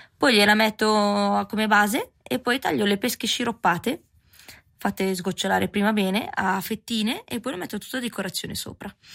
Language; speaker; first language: Italian; native; Italian